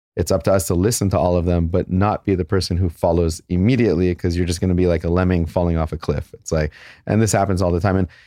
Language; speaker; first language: English; native; English